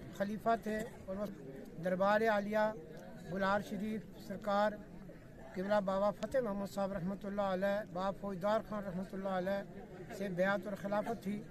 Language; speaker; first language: Hindi; native; Hindi